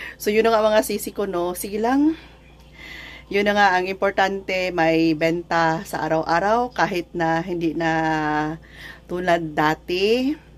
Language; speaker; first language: Filipino; non-native, local second language; Cebuano